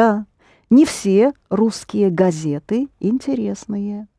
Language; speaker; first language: Russian; non-native, fluent; English